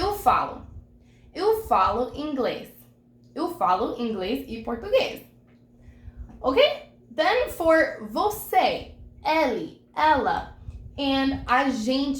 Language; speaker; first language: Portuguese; non-native, fluent; English